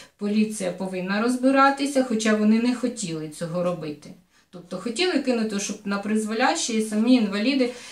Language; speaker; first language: Ukrainian; native; Ukrainian